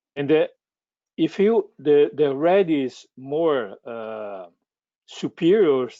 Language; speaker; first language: English; non-native, learner; Portuguese